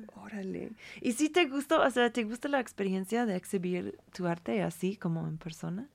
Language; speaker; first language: Spanish; non-native, fluent; English